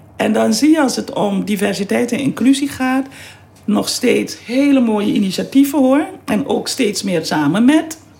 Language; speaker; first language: Dutch; native; Dutch